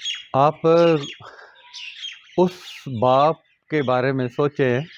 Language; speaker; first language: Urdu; non-native, local second language; Punjabi